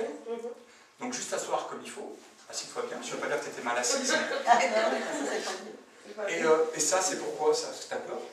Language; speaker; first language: French; native; French